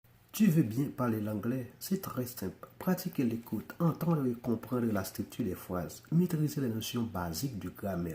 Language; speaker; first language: French; non-native, local second language; Haitian Creole